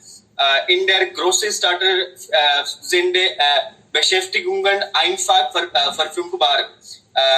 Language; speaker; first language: German; non-native, learner; Hindi